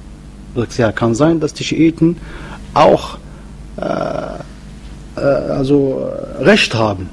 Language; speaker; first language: German; non-native, learner; Arabic